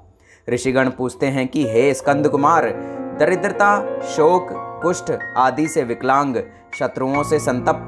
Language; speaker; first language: Hindi; native; Hindi